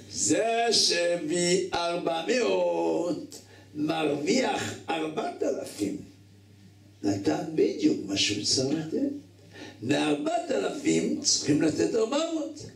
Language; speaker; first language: Hebrew; native; Hebrew